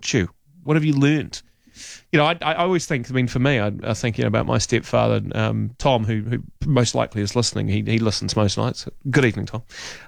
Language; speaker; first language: English; native; English